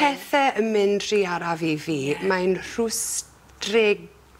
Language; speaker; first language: Welsh; non-native, learner; English